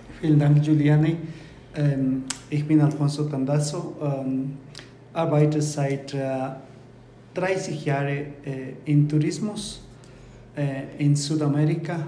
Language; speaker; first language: German; non-native, fluent; Spanish